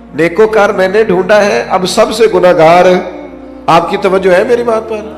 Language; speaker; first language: Urdu; non-native, local second language; Punjabi